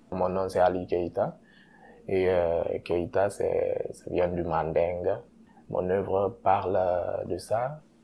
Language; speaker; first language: French; non-native, local second language; Susu